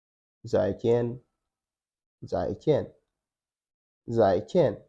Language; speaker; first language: Chinese; non-native, fluent; Wolof